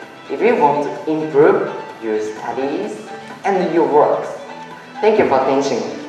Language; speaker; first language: English; non-native, learner; Japanese